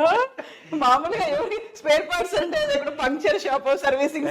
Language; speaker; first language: Telugu; native; Telugu